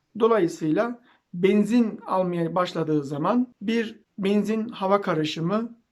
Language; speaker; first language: Turkish; native; Turkish